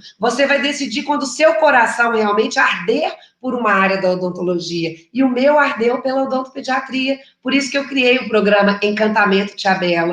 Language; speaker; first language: Portuguese; native; Portuguese